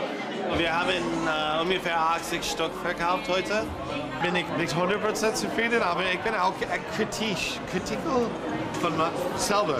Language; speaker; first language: German; non-native, fluent; English